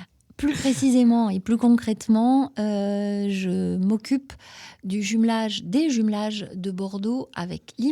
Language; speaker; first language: French; native; French